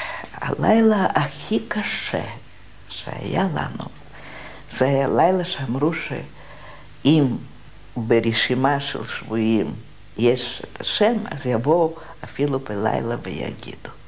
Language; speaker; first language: Hebrew; non-native, fluent; Russian